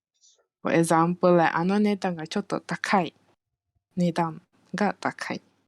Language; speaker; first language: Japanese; non-native, fluent; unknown